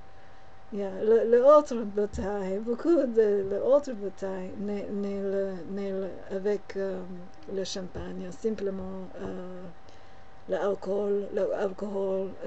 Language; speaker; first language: French; non-native, learner; English